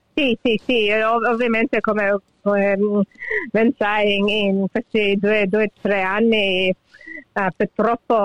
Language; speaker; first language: Italian; early bilingual, heritage; English